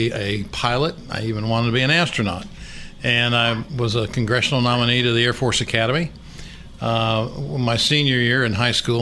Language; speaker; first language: English; native; English